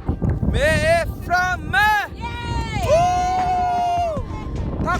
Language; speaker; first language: Norwegian; non-native, learner; Filipino